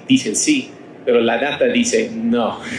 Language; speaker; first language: Spanish; non-native, learner; English